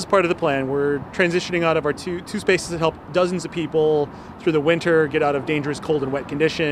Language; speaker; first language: English; native; English